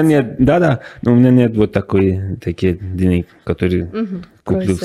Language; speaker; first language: Russian; non-native, learner; Persian